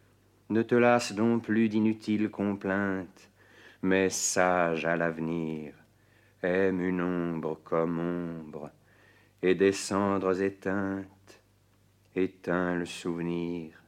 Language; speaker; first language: French; native; French